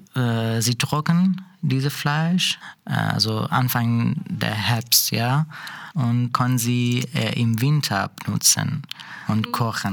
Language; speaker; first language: German; non-native, learner; Persian